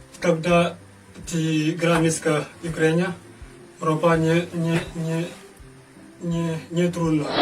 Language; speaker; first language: Russian; non-native, learner; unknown